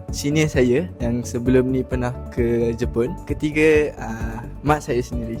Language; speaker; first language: Malay; native; Malay